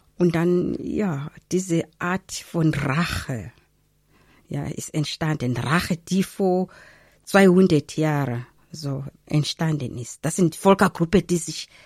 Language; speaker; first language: German; non-native, fluent; Zulu